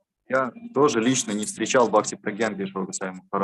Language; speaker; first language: Russian; native; Russian